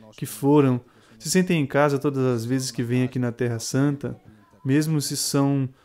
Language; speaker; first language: Portuguese; non-native, fluent; Italian